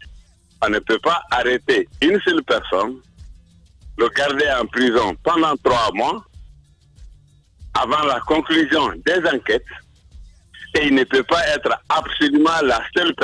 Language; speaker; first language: French; non-native, local second language; Mandingo